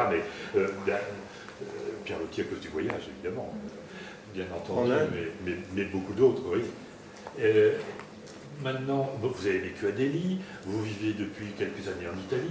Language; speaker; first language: French; native; French